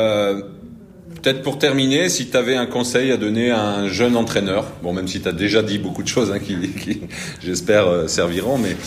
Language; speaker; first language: French; native; French